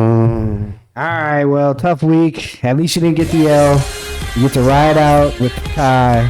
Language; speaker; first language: English; native; English